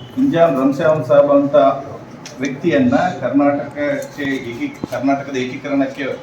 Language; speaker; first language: Kannada; native; Kannada